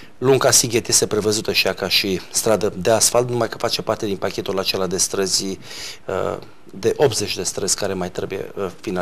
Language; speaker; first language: Romanian; native; Romanian